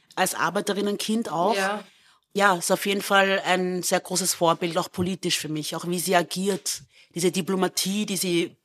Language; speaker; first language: German; native; German